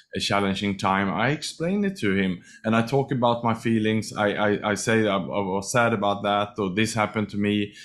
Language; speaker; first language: English; non-native, fluent; Swedish